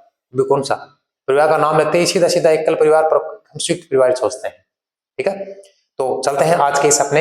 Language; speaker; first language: Hindi; native; Hindi